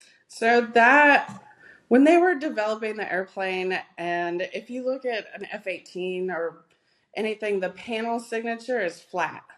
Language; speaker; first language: English; native; English